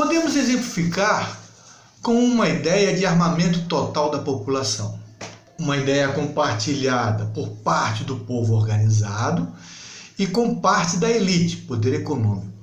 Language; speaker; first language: Portuguese; native; Portuguese